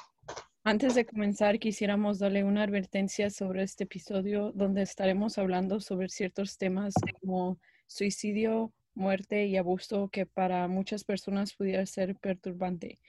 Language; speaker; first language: Spanish; early bilingual, heritage; Spanish